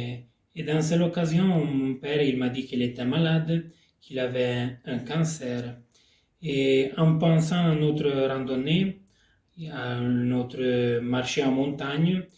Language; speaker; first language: French; non-native, local second language; Italian